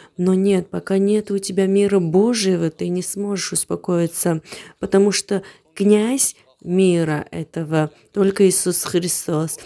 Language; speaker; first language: Russian; non-native, fluent; Armenian